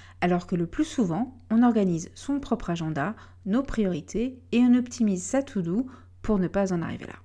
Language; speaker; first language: French; native; French